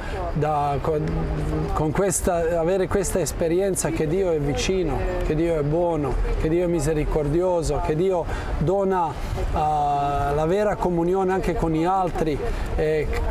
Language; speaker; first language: Italian; non-native, fluent; Croatian